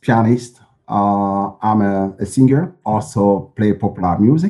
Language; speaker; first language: English; non-native, local second language; French